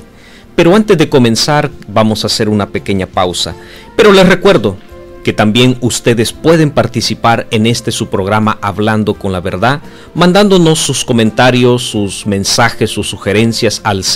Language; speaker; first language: Spanish; native; Spanish